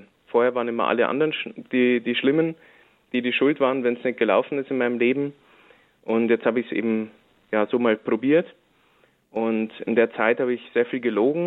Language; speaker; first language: German; native; German